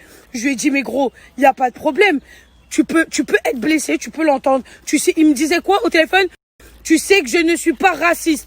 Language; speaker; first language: French; native; French